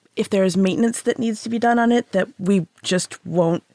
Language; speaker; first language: English; native; English